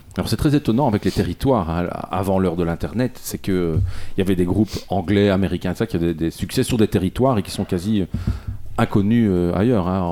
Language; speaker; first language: French; native; French